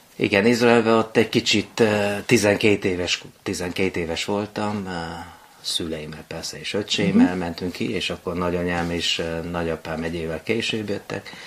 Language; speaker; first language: Hungarian; native; Hungarian